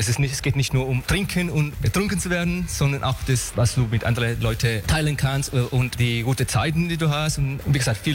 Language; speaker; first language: German; non-native, fluent; Spanish